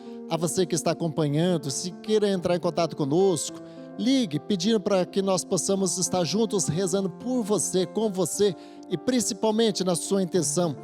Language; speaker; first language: Portuguese; native; Portuguese